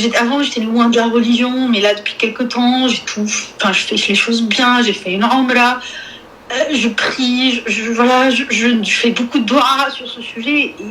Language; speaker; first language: French; non-native, local second language; Arabic